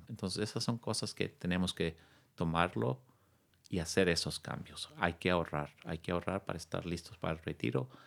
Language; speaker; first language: Spanish; native; Spanish